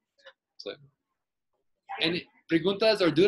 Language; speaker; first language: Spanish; non-native, learner; English